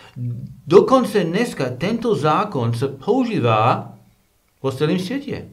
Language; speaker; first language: Czech; non-native, learner; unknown